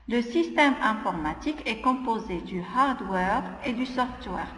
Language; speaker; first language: French; non-native, local second language; Arabic